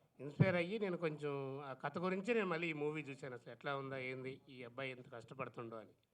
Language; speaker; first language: Telugu; native; Telugu